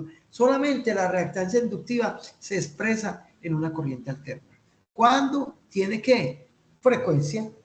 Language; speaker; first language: Spanish; native; Spanish